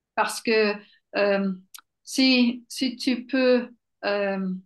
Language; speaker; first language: French; non-native, fluent; English